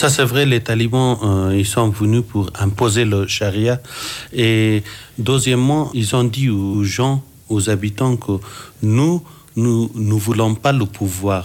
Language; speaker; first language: French; non-native, fluent; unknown